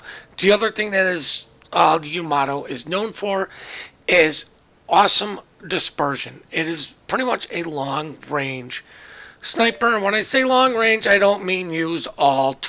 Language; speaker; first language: English; native; English